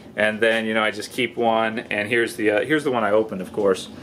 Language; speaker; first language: English; native; English